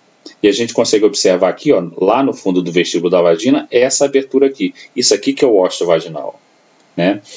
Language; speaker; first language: Portuguese; native; Portuguese